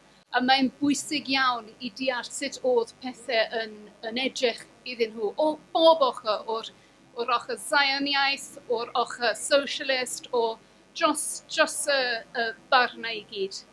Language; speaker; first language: Welsh; non-native, fluent; English